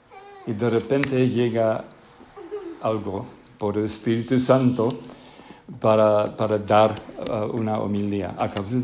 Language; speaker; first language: Spanish; non-native, fluent; English